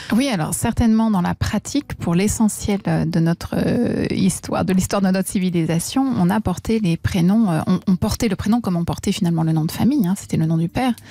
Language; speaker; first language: French; native; French